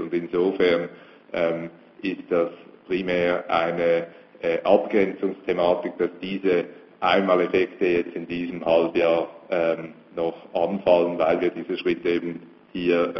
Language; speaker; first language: German; native; German